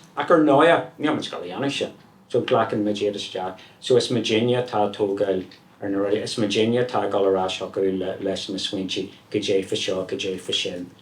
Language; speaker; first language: Irish; non-native, local second language; English